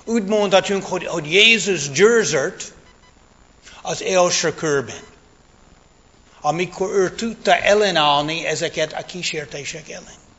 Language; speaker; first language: Hungarian; non-native, fluent; English